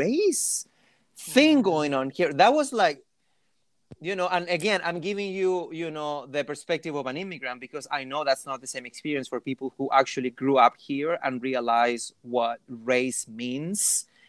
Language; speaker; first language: English; non-native, fluent; Spanish